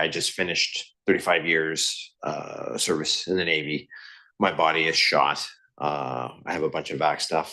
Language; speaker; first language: English; native; English